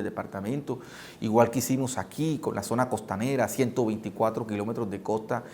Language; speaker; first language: Spanish; native; Spanish